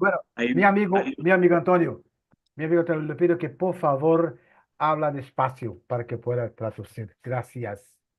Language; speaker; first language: Spanish; non-native, fluent; Portuguese